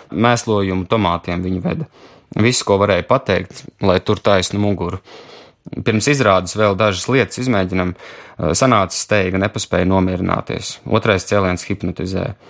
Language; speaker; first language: Latvian; native; Latvian